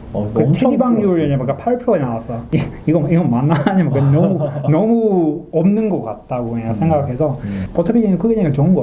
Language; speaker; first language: Korean; non-native, learner; English